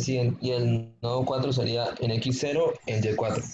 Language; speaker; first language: Spanish; native; Spanish